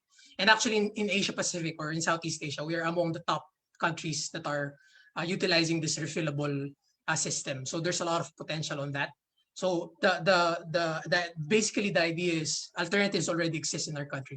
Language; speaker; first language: English; non-native, local second language; Filipino